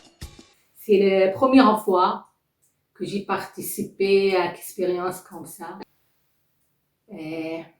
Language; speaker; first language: French; non-native, learner; Arabic